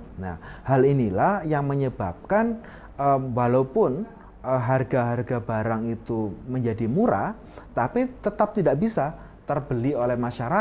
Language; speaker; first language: Indonesian; native; Indonesian